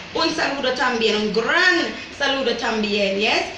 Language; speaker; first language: Spanish; non-native, fluent; English